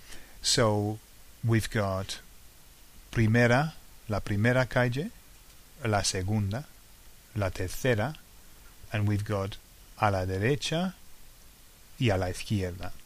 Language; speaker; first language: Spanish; non-native, fluent; English